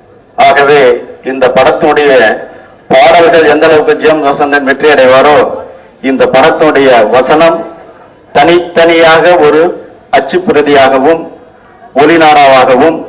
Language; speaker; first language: Tamil; native; Tamil